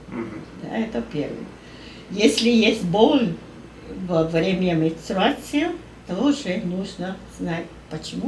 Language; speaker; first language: Russian; non-native, learner; Spanish